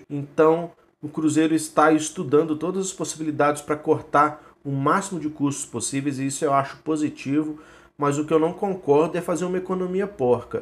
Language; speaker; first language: Portuguese; native; Portuguese